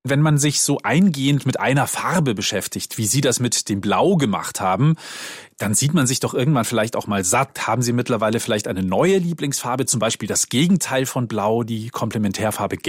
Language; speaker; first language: German; native; German